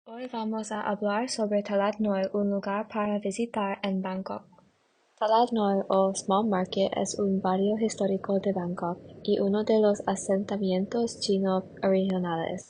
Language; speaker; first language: Spanish; non-native, learner; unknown